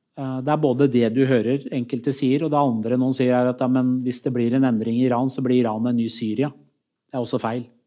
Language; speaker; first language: Norwegian; early bilingual, other home language; Persian